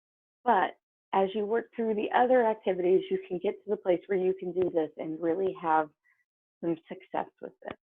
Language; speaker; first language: English; native; English